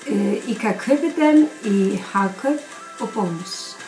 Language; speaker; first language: Danish; non-native, fluent; Icelandic